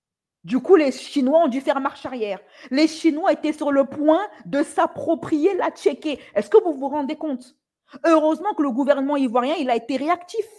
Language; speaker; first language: French; native; French